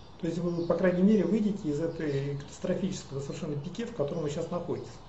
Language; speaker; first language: Russian; native; Russian